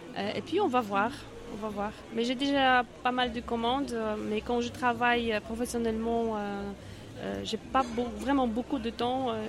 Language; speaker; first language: French; non-native, learner; Polish